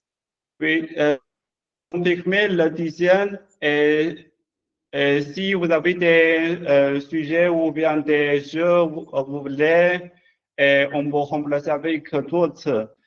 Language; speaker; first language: French; non-native, learner; Chinese